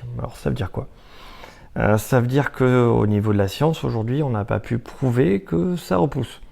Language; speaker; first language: French; native; French